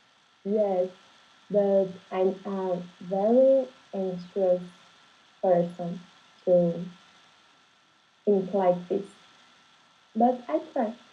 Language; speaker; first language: English; non-native, learner; Portuguese